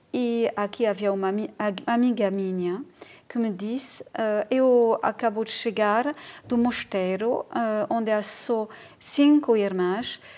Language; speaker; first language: Portuguese; non-native, fluent; French